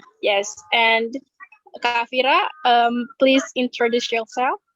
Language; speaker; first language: English; non-native, learner; Indonesian